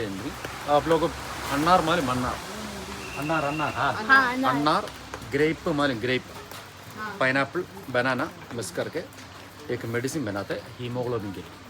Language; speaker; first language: Hindi; non-native, local second language; Malayalam